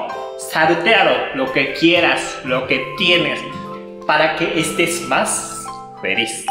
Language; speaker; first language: Spanish; non-native, learner; Japanese